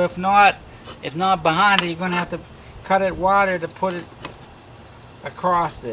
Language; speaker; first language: English; native; English